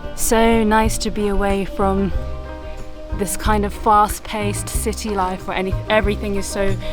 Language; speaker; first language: English; early bilingual, other home language; Turkish